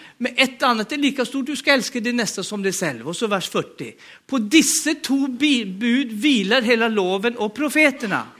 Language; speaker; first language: Swedish; native; Swedish